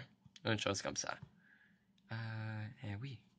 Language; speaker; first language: French; non-native, learner; English